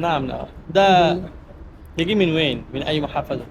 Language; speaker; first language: Arabic; native; Arabic